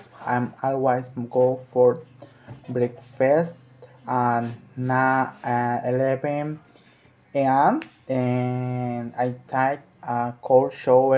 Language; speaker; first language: English; non-native, learner; Spanish